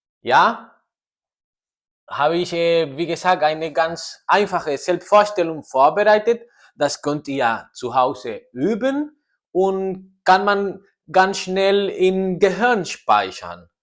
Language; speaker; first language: German; non-native, learner; Spanish